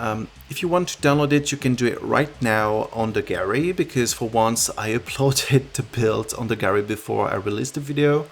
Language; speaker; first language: English; non-native, fluent; French